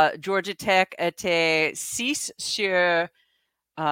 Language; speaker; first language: French; non-native, learner; English